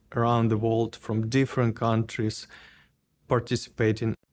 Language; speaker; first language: English; non-native, learner; Ukrainian